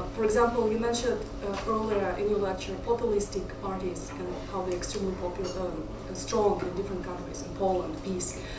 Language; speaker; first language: English; non-native, fluent; Russian